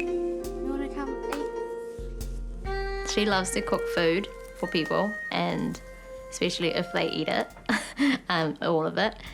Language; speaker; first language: English; early bilingual, other home language; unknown